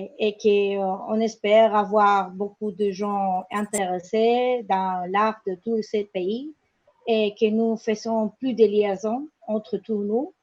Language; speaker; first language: French; non-native, learner; Spanish